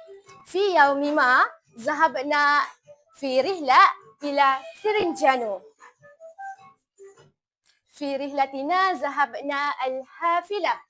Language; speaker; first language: Arabic; non-native, learner; Malay